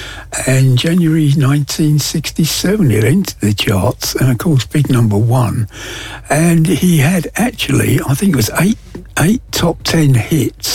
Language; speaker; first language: English; native; English